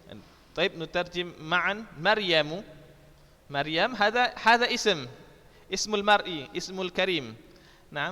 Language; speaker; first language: Arabic; non-native, fluent; Indonesian